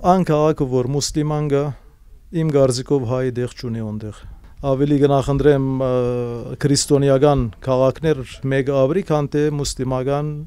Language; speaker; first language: Armenian; early bilingual, heritage; Armenian